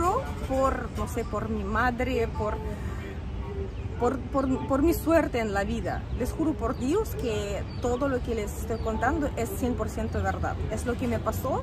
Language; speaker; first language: Spanish; native; Spanish